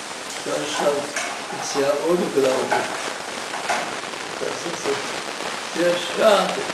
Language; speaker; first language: German; early bilingual, heritage; German